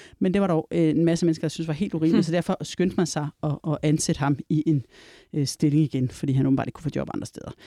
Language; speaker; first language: Danish; native; Danish